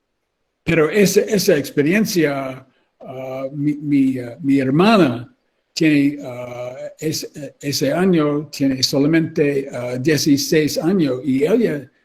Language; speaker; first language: Spanish; non-native, learner; English